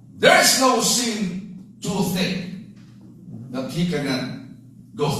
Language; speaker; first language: English; non-native, local second language; Filipino